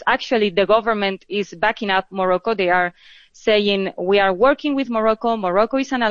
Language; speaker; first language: English; non-native, fluent; Spanish